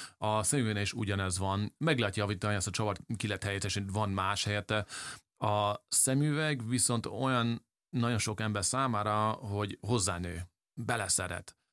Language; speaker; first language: Hungarian; early bilingual, heritage; English